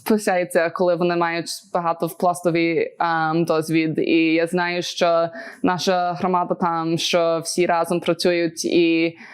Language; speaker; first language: Ukrainian; early bilingual, heritage; Ukrainian